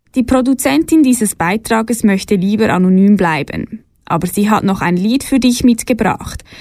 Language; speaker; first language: German; native; German